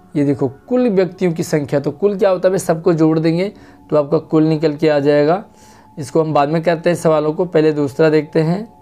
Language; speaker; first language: Hindi; native; Hindi